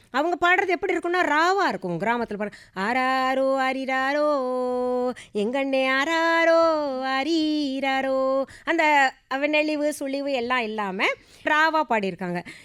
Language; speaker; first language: Tamil; non-native, local second language; Hindi